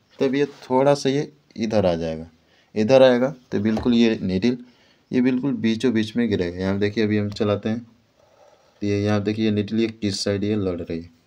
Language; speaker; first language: Hindi; native; Hindi